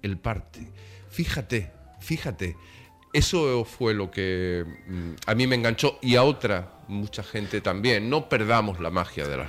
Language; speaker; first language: Spanish; native; Spanish